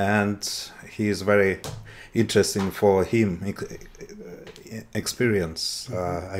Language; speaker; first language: English; non-native, learner; Russian